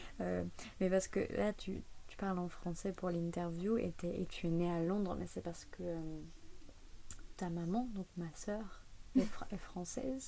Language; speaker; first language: French; native; French